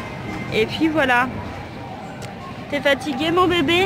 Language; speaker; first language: French; native; French